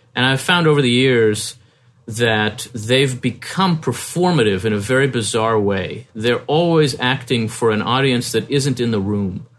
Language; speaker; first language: English; native; English